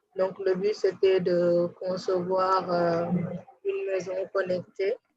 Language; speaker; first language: French; non-native, local second language; Wolof